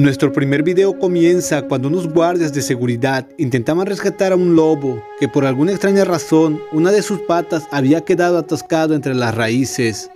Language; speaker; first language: Spanish; native; Spanish